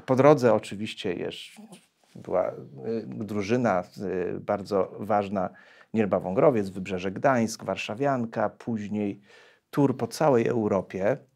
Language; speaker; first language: Polish; native; Polish